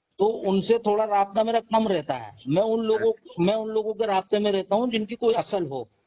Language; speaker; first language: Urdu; native; Urdu